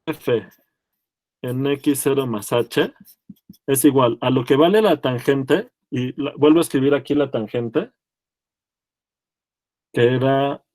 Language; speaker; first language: Spanish; native; Spanish